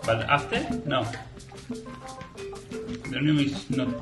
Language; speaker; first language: English; non-native, learner; Spanish